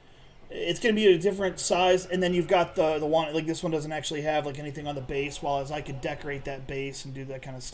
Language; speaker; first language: English; native; English